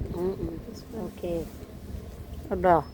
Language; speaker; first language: Swedish; non-native, learner; Thai